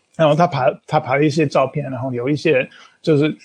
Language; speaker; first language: Chinese; non-native, fluent; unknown